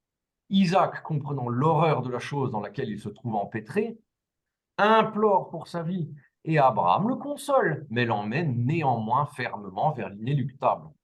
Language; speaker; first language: French; native; French